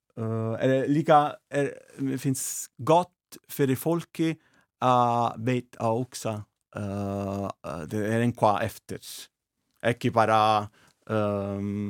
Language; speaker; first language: Icelandic; non-native, learner; Italian